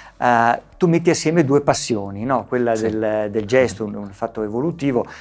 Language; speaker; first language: Italian; native; Italian